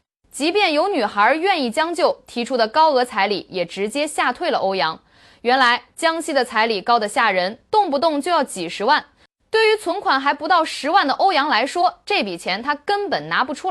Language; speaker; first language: Chinese; native; Chinese